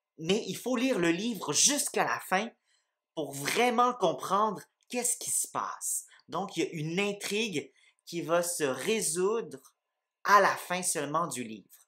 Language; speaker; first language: French; native; French